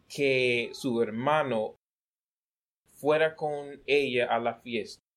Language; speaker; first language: Spanish; non-native, learner; English